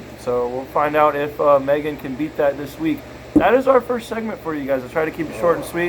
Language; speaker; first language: English; native; English